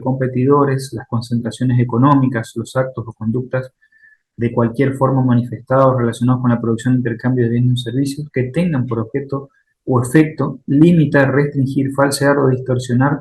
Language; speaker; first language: Spanish; native; Spanish